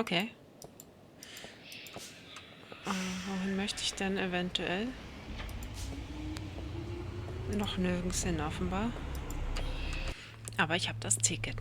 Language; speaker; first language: German; native; German